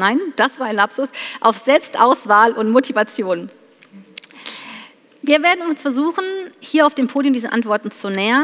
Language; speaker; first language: German; native; German